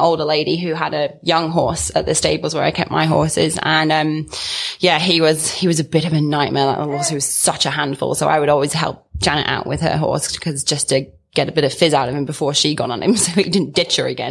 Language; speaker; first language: English; native; English